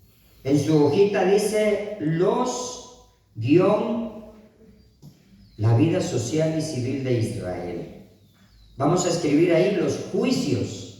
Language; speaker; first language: Spanish; native; Spanish